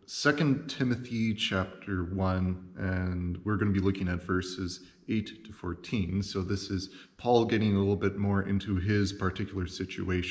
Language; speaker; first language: English; native; English